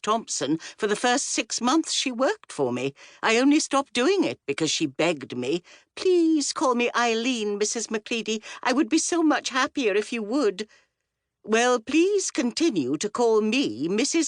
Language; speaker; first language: English; native; English